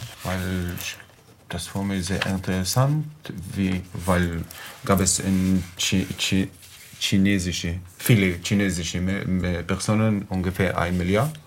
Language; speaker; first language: German; non-native, learner; Arabic